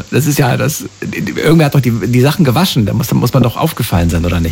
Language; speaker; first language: German; native; German